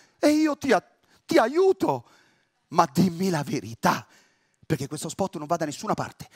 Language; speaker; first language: Italian; native; Italian